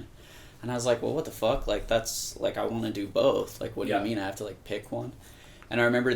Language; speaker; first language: English; native; English